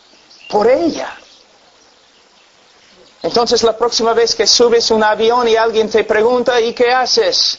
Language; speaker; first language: Spanish; non-native, fluent; English